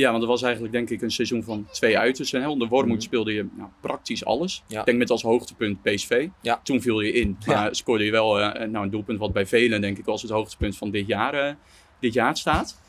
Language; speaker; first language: Dutch; native; Dutch